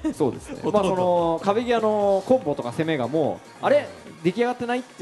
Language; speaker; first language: Japanese; native; Japanese